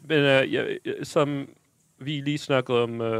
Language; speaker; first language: Danish; non-native, fluent; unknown